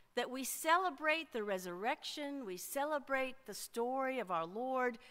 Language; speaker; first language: English; native; English